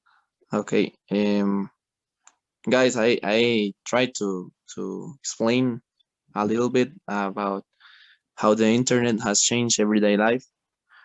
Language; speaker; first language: English; non-native, learner; Spanish